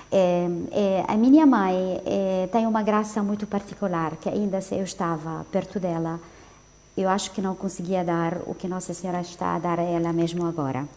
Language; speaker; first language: Portuguese; non-native, fluent; Arabic